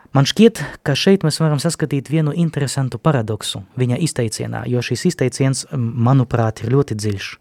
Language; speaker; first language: Latvian; non-native, local second language; Russian